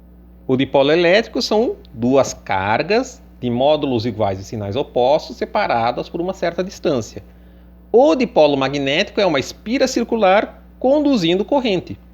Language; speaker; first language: Portuguese; native; Portuguese